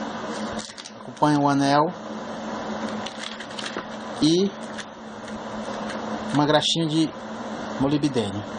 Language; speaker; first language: Portuguese; native; Portuguese